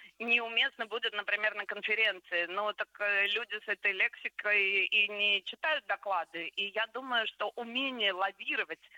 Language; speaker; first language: Russian; native; Russian